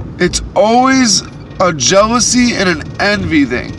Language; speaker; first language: English; native; English